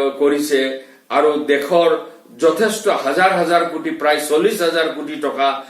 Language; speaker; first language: Assamese; non-native, local second language; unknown